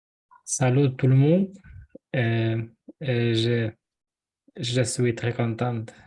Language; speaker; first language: French; non-native, learner; Russian